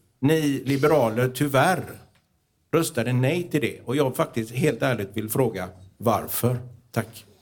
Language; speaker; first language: Swedish; native; Swedish